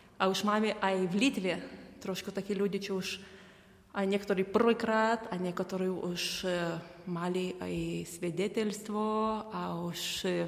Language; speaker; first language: Slovak; non-native, learner; Lithuanian